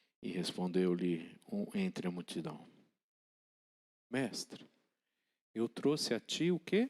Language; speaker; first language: Portuguese; native; Portuguese